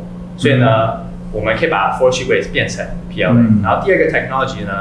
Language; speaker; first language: Chinese; native; Chinese